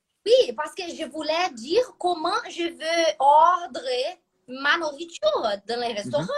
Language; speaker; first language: French; non-native, fluent; Portuguese